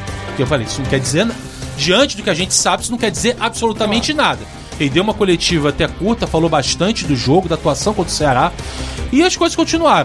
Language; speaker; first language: Portuguese; native; Portuguese